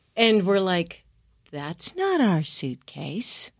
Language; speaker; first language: English; native; English